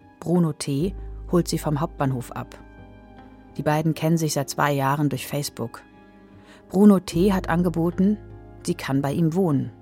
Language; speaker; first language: German; native; German